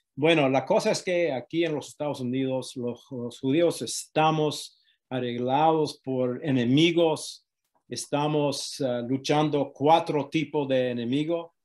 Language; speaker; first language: Spanish; non-native, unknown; English